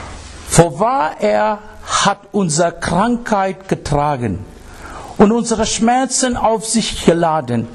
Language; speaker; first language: German; non-native, fluent; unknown